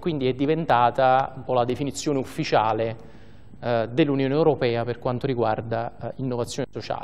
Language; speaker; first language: Italian; native; Italian